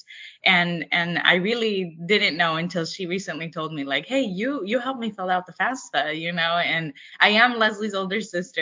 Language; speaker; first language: English; early bilingual, other home language; Spanish